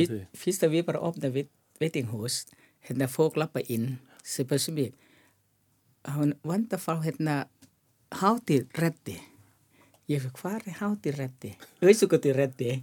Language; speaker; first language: Icelandic; non-native, learner; Thai